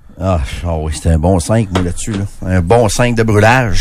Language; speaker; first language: French; native; French